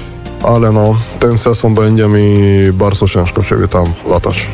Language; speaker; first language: Polish; non-native, fluent; Spanish